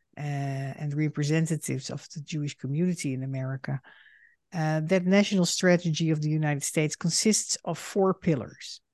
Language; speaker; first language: English; non-native, fluent; Dutch